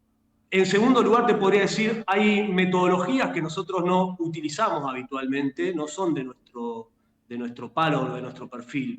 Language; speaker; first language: Spanish; native; Spanish